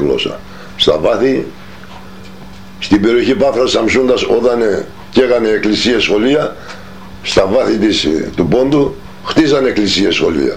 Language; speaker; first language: Greek; non-native, local second language; Turkish